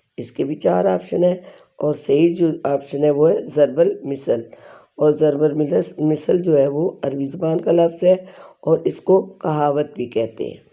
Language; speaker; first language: Urdu; non-native, local second language; Pashto